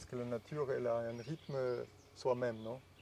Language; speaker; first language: French; non-native, fluent; German